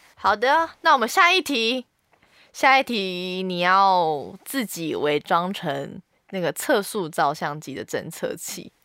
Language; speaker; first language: Chinese; native; Chinese